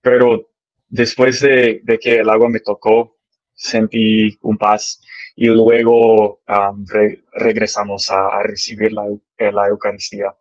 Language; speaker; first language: Spanish; early bilingual, heritage; English